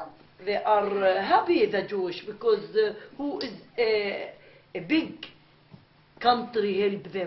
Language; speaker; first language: English; non-native, learner; Arabic